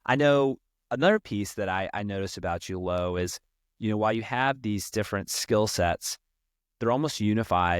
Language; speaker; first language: English; native; English